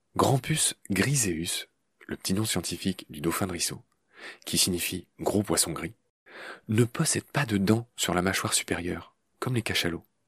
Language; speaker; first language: French; native; French